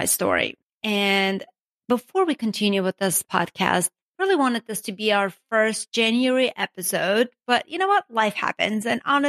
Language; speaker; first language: English; non-native, fluent; Armenian